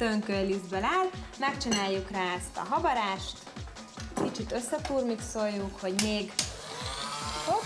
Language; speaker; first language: Hungarian; native; Hungarian